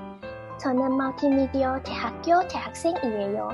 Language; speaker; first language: Korean; non-native, learner; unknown